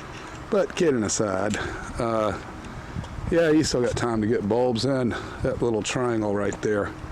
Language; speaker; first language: English; native; English